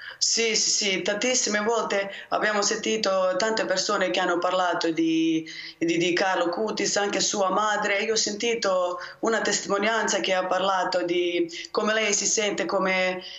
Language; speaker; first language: Italian; non-native, fluent; Croatian